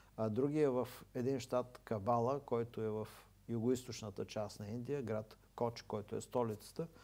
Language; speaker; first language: Bulgarian; native; Bulgarian